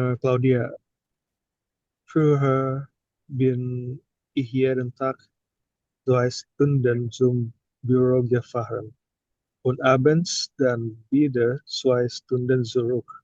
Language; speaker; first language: German; non-native, learner; Indonesian